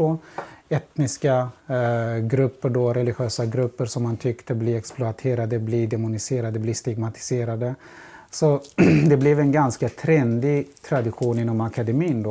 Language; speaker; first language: Swedish; non-native, fluent; Central Kurdish